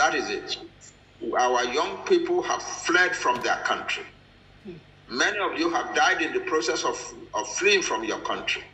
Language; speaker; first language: English; non-native, local second language; Yoruba